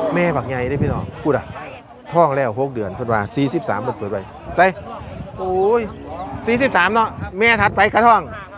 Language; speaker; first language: Thai; native; Thai